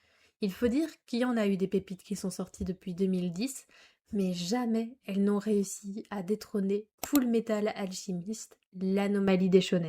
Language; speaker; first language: French; native; French